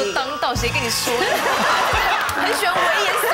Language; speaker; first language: Chinese; native; Chinese